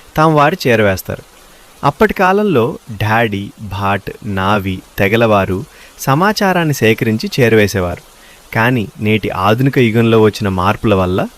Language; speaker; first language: Telugu; non-native, local second language; Lambadi